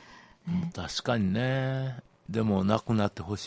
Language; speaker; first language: Japanese; native; Japanese